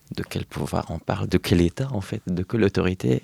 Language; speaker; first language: French; non-native, fluent; Arabic